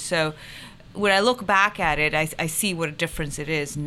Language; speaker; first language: English; non-native, local second language; Urdu